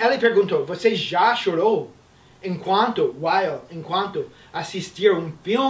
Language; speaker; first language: Portuguese; non-native, fluent; English